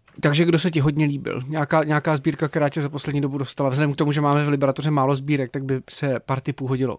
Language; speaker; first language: Czech; native; Czech